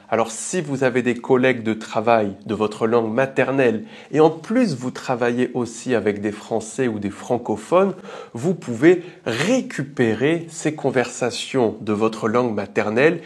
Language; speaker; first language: French; native; French